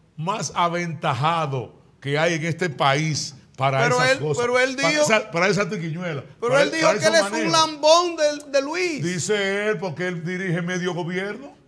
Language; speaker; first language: Spanish; native; Spanish